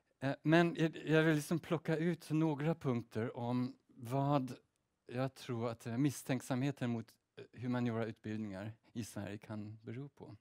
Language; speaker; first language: Swedish; early bilingual, heritage; Swedish